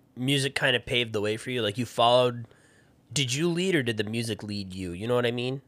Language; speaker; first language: English; native; English